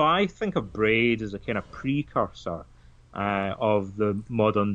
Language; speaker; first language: English; native; English